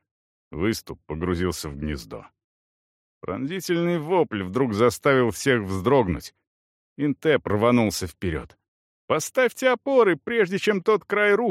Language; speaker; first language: Russian; native; Russian